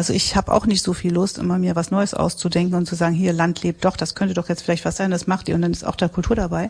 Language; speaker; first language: German; native; German